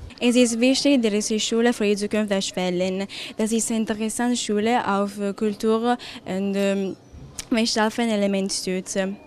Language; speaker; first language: German; non-native, learner; Italian